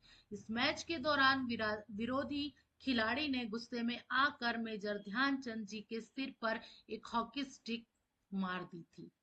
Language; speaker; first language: Hindi; native; Hindi